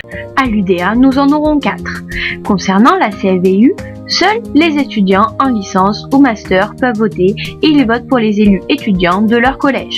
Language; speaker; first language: French; native; French